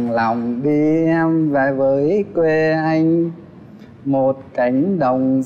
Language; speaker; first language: Vietnamese; native; Vietnamese